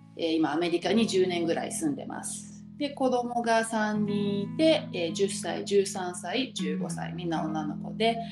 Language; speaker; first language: Japanese; native; Japanese